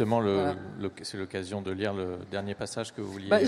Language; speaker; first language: French; native; French